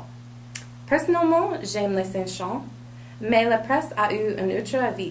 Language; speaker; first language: French; non-native, learner; English